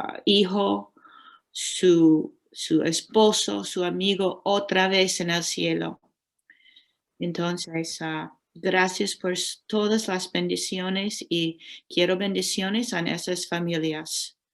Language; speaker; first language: Spanish; non-native, learner; English